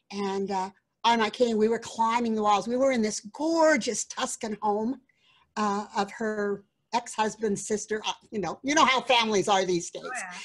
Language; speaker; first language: English; native; English